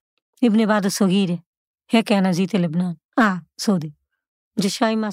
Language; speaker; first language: Arabic; non-native, learner; Bangla